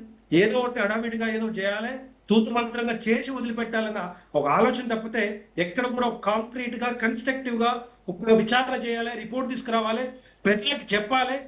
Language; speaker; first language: Telugu; native; Telugu